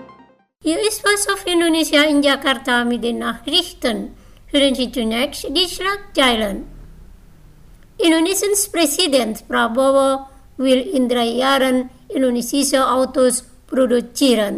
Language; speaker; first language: German; non-native, fluent; Indonesian